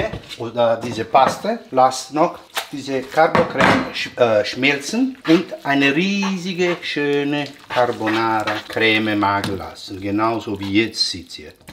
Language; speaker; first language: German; non-native, learner; Italian